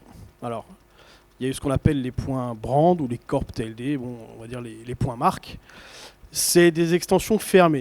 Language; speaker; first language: French; native; French